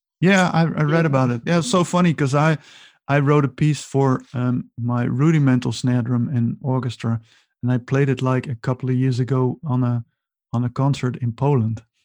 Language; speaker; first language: English; non-native, fluent; Dutch